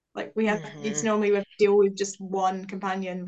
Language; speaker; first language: English; native; English